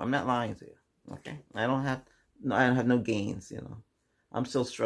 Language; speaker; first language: English; native; English